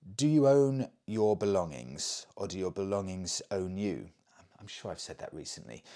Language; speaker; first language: English; native; English